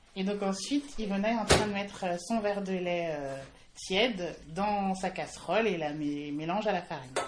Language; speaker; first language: French; native; French